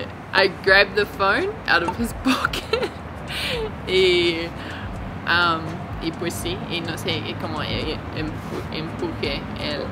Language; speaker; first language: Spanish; non-native, learner; English